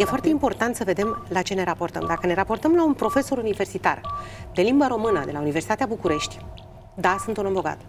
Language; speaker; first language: Romanian; native; Romanian